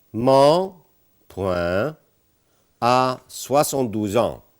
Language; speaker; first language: French; non-native, fluent; Arabic